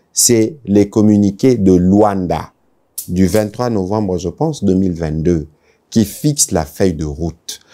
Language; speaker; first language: French; non-native, local second language; Lingala